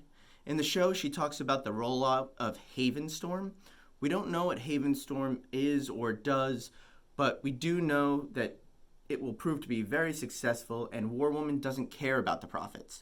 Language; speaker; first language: English; native; English